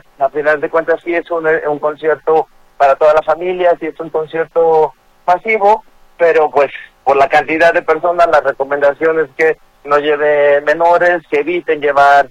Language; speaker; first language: Spanish; native; Spanish